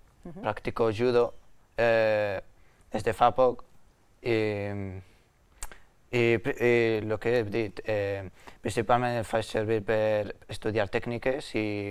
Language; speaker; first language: Catalan; early bilingual, other home language; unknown